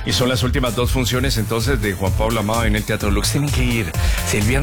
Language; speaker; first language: Spanish; native; Spanish